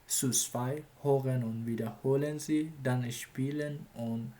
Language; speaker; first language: German; non-native, fluent; Persian